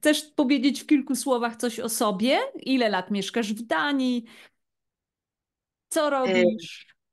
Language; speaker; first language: Polish; native; Polish